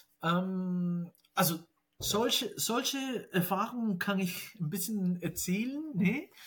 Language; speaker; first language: German; non-native, learner; Spanish